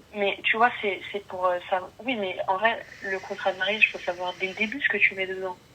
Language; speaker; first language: French; early bilingual, other home language; Arabic